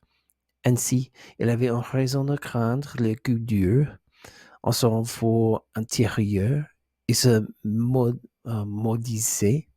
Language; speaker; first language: French; non-native, learner; English